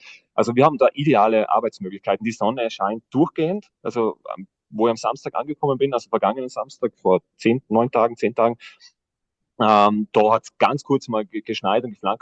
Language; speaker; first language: German; native; German